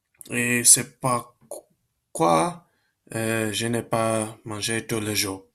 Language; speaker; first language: French; non-native, learner; Spanish